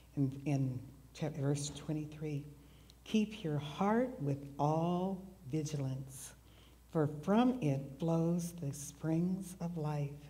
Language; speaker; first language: English; native; English